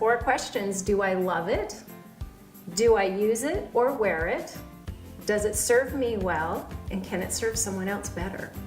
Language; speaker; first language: English; native; English